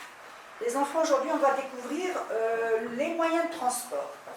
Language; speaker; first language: French; non-native, local second language; Arabic